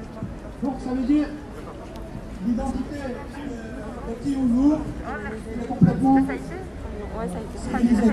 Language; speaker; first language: French; non-native, fluent; Uyghur